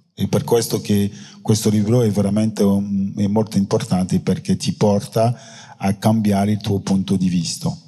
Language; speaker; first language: Italian; non-native, fluent; French